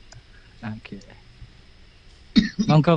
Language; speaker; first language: English; non-native, learner; Indonesian